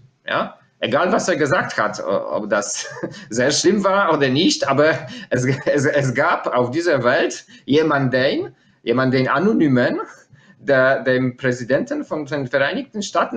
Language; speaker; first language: German; non-native, fluent; Polish